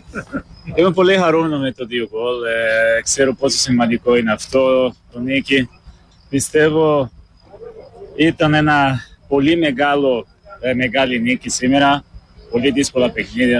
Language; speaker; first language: Greek; non-native, learner; Portuguese